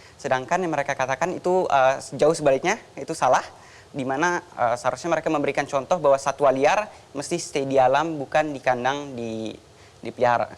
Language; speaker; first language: Indonesian; native; Indonesian